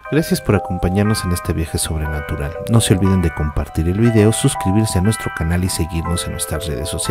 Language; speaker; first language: Spanish; native; Spanish